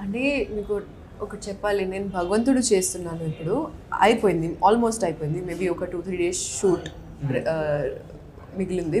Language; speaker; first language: Telugu; non-native, local second language; Hindi